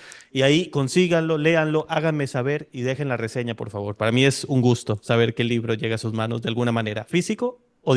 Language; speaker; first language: Spanish; native; Spanish